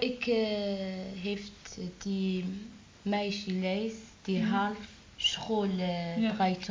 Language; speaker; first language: Dutch; non-native, learner; Arabic